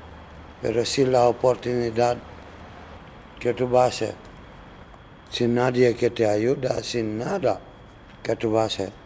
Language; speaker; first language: Spanish; non-native, learner; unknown